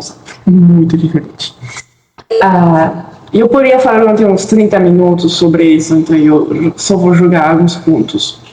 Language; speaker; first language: Portuguese; non-native, fluent; French